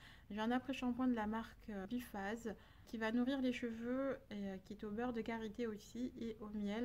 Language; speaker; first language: French; native; French